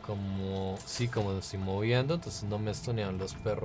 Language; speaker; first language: Spanish; native; Spanish